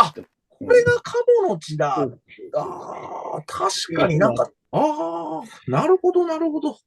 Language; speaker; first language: Japanese; native; Japanese